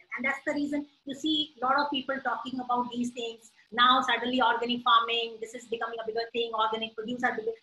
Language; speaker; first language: English; non-native, local second language; Hindi